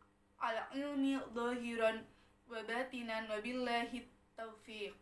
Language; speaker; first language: Arabic; non-native, learner; Indonesian